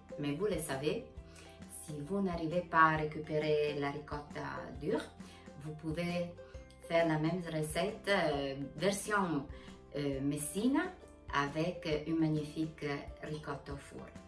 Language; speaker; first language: French; non-native, fluent; Italian